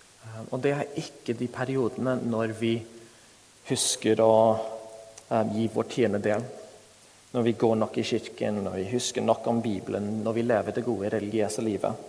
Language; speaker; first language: Norwegian; non-native, fluent; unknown